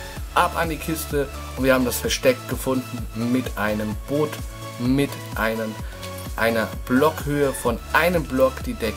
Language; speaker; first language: German; native; German